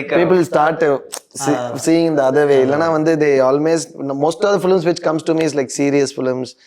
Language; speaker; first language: Tamil; non-native, learner; Malayalam